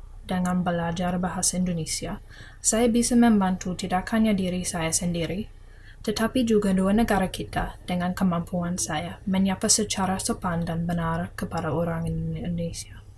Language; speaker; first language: Indonesian; non-native, learner; English